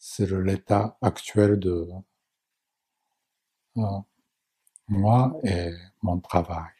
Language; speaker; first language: French; non-native, learner; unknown